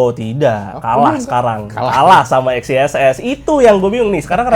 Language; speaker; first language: Indonesian; native; Indonesian